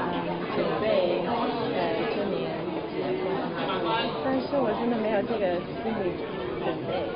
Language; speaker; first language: Chinese; non-native, local second language; Cantonese